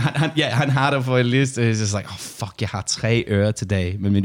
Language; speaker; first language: Danish; non-native, learner; English